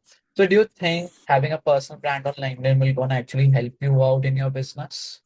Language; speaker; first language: English; non-native, local second language; Hindi